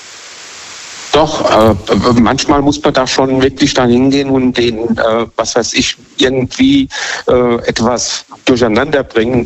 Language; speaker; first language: German; native; German